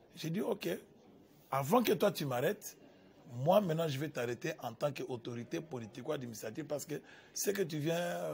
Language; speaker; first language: French; non-native, local second language; Lingala